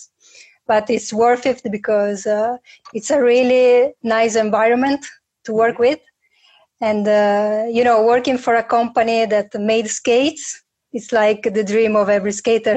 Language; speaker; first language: English; non-native, fluent; Italian